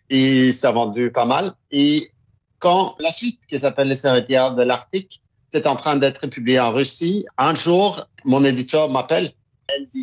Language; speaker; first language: French; non-native, fluent; Norwegian